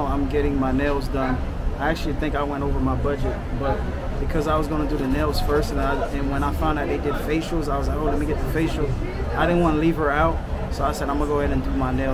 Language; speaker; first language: English; native; English